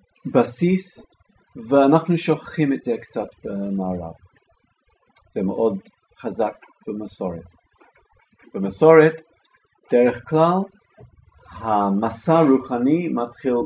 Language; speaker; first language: Hebrew; non-native, fluent; English